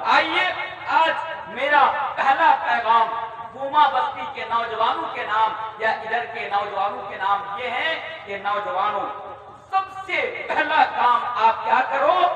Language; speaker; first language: Urdu; non-native, local second language; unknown